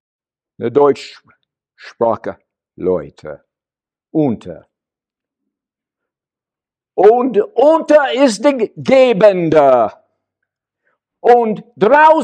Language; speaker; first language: German; non-native, learner; English